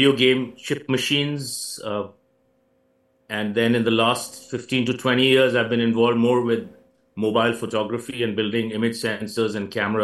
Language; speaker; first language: English; non-native, local second language; Hindi